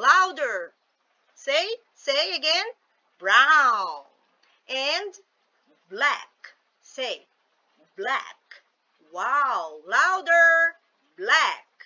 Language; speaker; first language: English; non-native, fluent; Portuguese